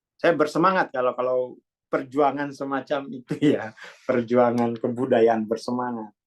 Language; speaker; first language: Indonesian; non-native, local second language; Javanese